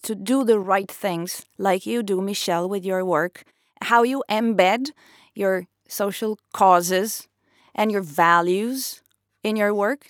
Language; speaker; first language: English; non-native, fluent; Italian